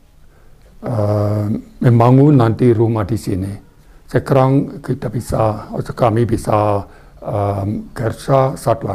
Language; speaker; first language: Indonesian; non-native, fluent; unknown